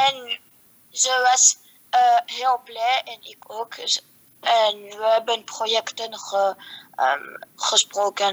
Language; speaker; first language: Dutch; early bilingual, heritage; Dutch